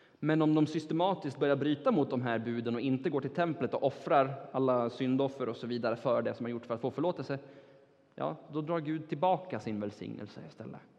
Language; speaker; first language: Swedish; non-native, fluent; Turkish